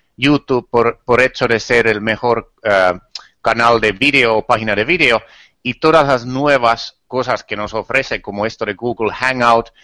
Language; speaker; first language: Spanish; non-native, fluent; Finnish